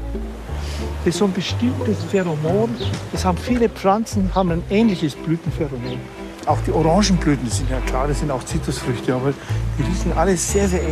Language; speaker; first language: German; native; German